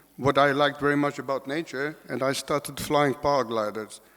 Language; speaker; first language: English; non-native, fluent; Hebrew